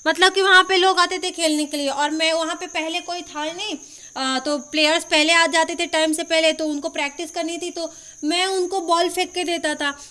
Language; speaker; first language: Hindi; non-native, local second language; Marathi